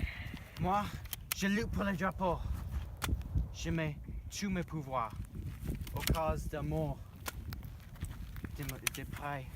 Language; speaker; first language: French; non-native, learner; English